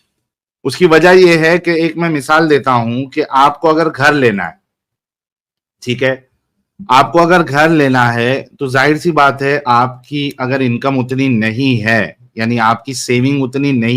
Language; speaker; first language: Hindi; native; Hindi